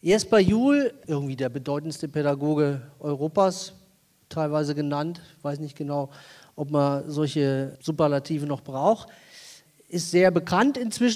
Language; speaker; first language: German; native; German